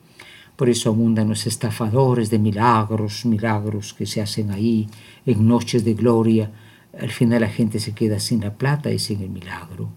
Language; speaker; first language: Spanish; native; Spanish